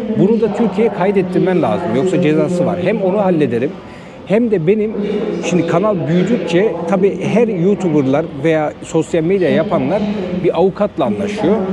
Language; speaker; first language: Turkish; native; Turkish